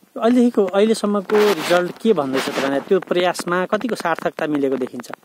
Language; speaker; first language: Nepali; native; Nepali